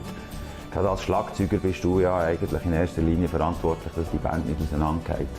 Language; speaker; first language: German; native; German